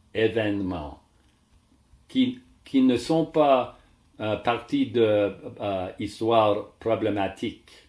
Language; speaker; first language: French; non-native, learner; English